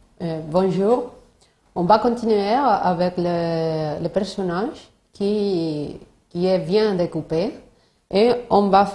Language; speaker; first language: French; non-native, learner; Spanish